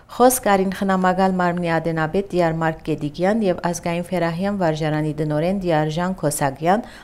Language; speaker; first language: Armenian; early bilingual, heritage; Armenian